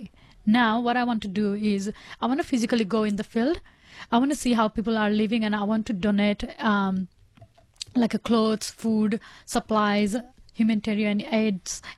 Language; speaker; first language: English; non-native, local second language; Nepali